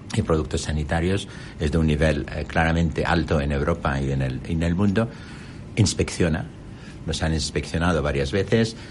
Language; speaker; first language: Spanish; non-native, fluent; Arabic